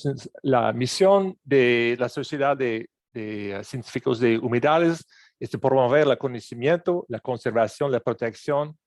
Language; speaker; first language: Spanish; non-native, fluent; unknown